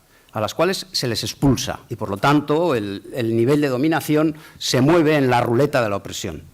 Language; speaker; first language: Spanish; native; Spanish